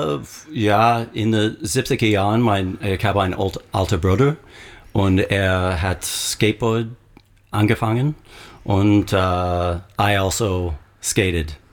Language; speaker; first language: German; non-native, learner; English